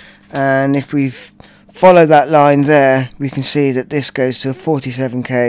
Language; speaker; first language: English; native; English